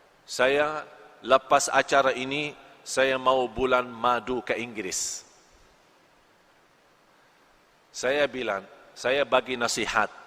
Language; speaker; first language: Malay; non-native, fluent; Arabic